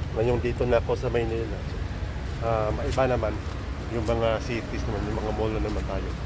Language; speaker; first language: Filipino; non-native, local second language; Cebuano